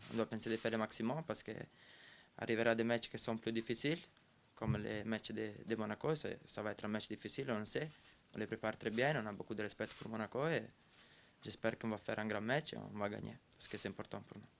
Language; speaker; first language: French; non-native, fluent; Italian